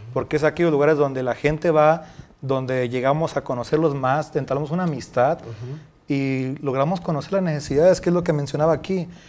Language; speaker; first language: Spanish; native; Spanish